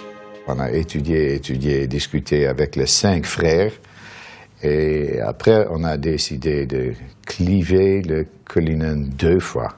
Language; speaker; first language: French; non-native, fluent; Dutch